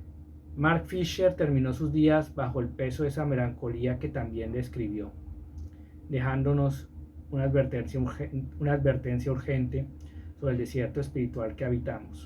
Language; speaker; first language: Spanish; native; Spanish